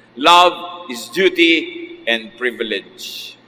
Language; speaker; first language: English; non-native, local second language; Filipino